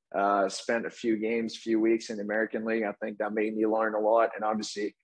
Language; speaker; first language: English; native; English